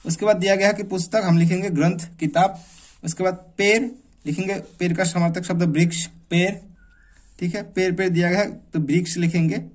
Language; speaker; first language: Hindi; non-native, local second language; Assamese